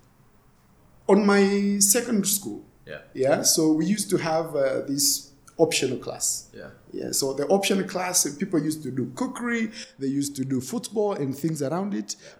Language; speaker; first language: English; non-native, local second language; Swahili